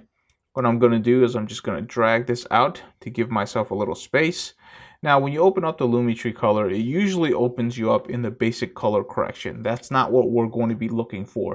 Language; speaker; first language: English; native; English